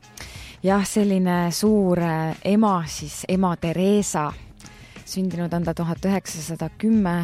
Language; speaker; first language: Estonian; native; Estonian